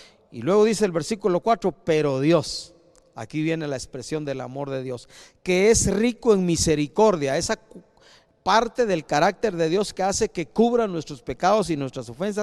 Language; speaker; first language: Spanish; native; Spanish